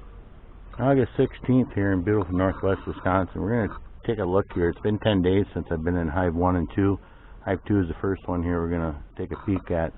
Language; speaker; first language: English; native; English